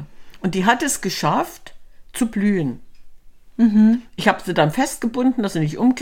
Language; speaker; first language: German; native; German